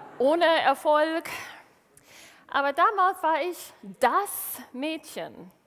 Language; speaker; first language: German; non-native, fluent; English